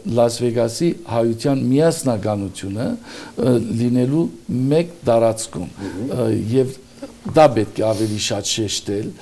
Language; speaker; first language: Armenian; early bilingual, heritage; Armenian